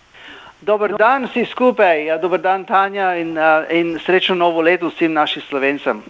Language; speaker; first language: Slovenian; early bilingual, heritage; Slovenian